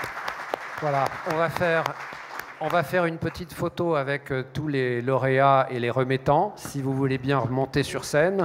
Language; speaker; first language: French; native; French